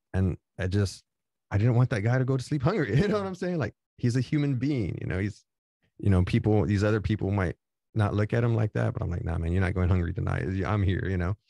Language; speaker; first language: English; native; English